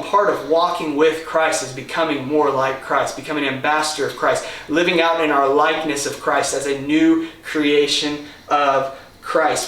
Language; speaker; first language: English; native; English